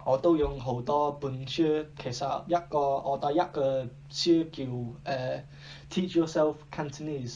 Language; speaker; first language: Cantonese; non-native, learner; English